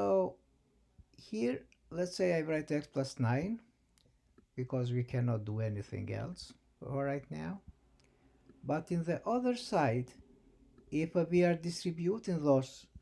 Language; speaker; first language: English; non-native, fluent; Albanian